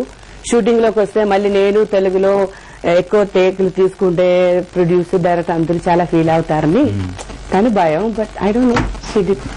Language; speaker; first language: Telugu; non-native, fluent; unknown